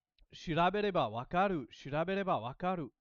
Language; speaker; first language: Japanese; non-native, learner; English